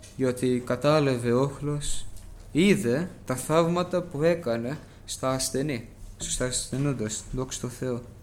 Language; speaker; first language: Greek; early bilingual, heritage; Greek